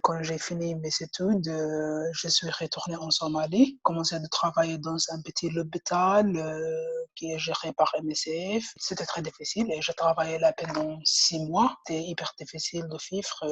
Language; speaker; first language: French; non-native, learner; Somali